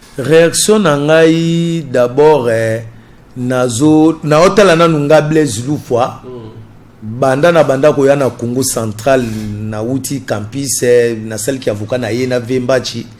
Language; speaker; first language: Lingala; non-native, local second language; Kongo